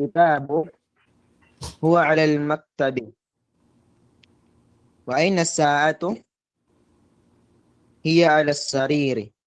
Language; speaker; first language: Arabic; non-native, learner; Filipino